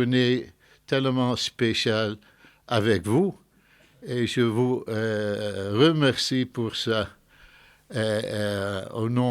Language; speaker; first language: French; non-native, fluent; Dutch